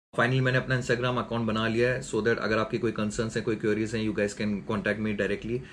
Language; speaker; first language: Hindi; native; Hindi